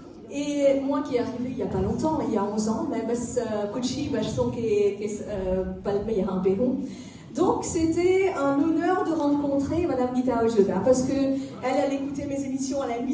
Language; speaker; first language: French; non-native, local second language; Morisyen